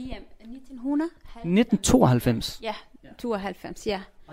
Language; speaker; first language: Norwegian; non-native, learner; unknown